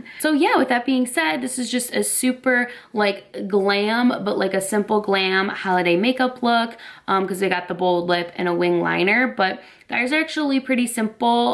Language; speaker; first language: English; native; English